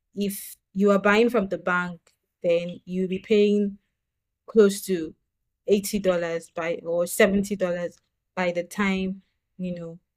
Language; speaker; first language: English; non-native, local second language; Yoruba